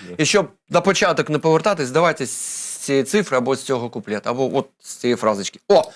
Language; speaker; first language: Ukrainian; non-native, local second language; Russian